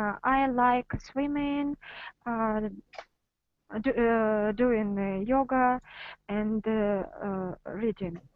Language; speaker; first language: English; non-native, learner; Russian